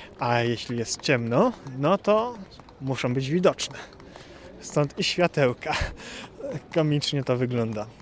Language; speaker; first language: Polish; native; Polish